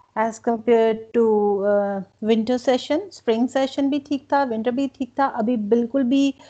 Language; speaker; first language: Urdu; non-native, local second language; Punjabi